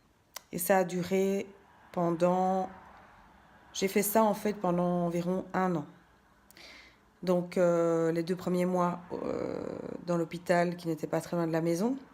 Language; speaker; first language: French; native; French